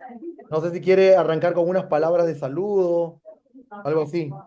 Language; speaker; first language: Spanish; native; Spanish